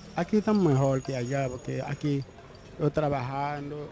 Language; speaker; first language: Spanish; non-native, learner; Haitian Creole